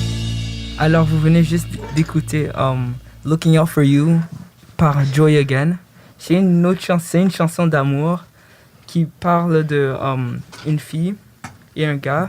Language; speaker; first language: French; early bilingual, other home language; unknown